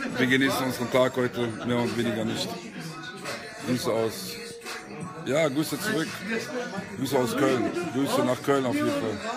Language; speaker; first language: German; early bilingual, other home language; Arabic